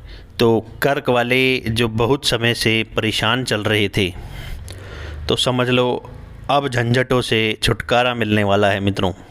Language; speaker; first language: Hindi; native; Hindi